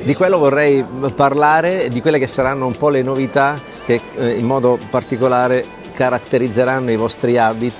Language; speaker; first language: Italian; native; Italian